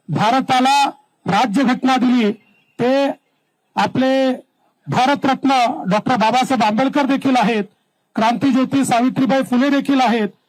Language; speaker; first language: Marathi; native; Marathi